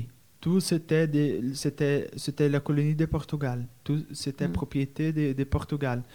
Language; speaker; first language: French; non-native, fluent; Portuguese